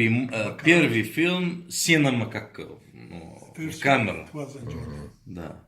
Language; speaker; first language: Russian; non-native, learner; Arabic